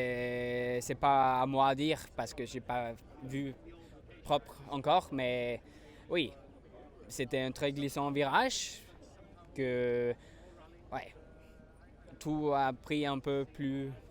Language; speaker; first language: French; non-native, learner; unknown